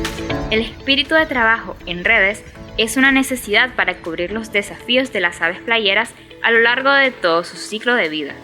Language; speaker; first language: Spanish; native; Spanish